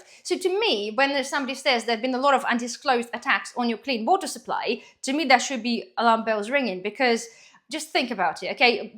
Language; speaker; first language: English; non-native, fluent; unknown